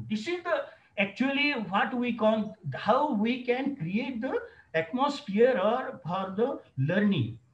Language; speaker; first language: English; non-native, local second language; Marathi